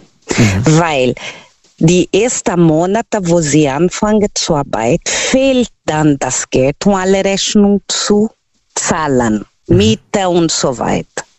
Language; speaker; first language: German; non-native, learner; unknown